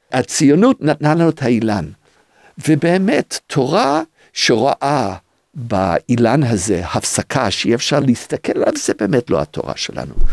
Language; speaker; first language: Hebrew; early bilingual, other home language; English